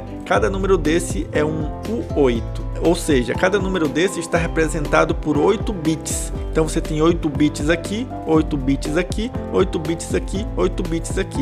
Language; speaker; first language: Portuguese; native; Portuguese